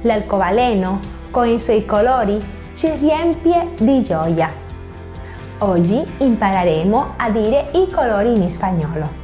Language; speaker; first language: Italian; non-native, fluent; Spanish